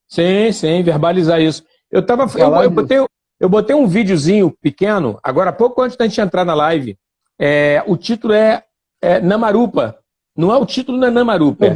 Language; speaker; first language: Portuguese; native; Portuguese